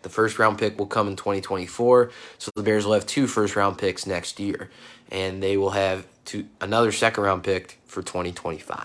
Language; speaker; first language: English; native; English